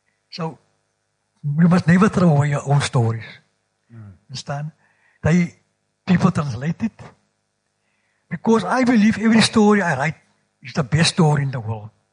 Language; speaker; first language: English; non-native, local second language; Afrikaans